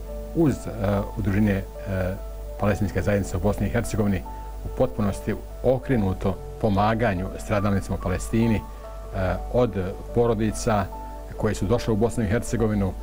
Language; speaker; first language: Croatian; native; Croatian